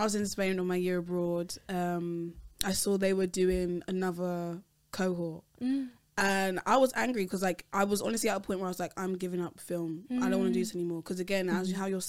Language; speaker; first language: English; native; English